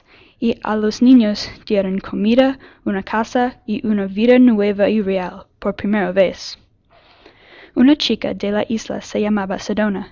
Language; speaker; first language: Spanish; non-native, learner; English